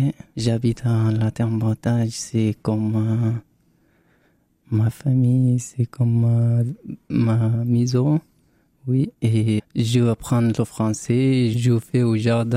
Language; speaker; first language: French; non-native, learner; Arabic